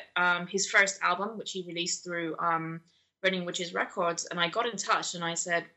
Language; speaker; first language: English; native; English